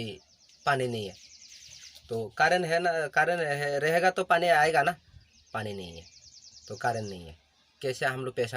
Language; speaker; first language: Hindi; non-native, local second language; Kok Borok